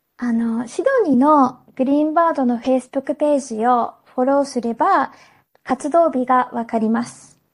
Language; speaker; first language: Japanese; non-native, fluent; English